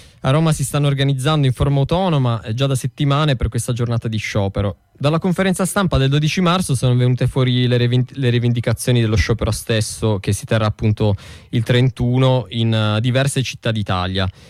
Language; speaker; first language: Italian; native; Italian